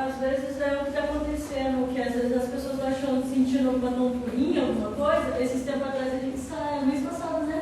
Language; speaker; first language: Portuguese; native; Portuguese